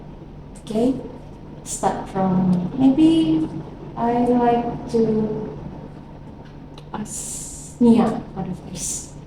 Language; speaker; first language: English; non-native, fluent; Indonesian